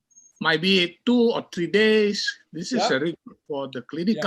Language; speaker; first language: English; non-native, learner; Indonesian